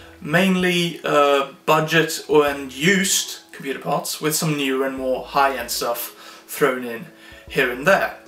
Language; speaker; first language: English; non-native, fluent; Swedish